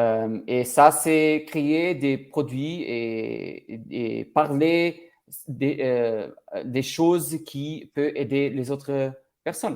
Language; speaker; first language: French; non-native, learner; Portuguese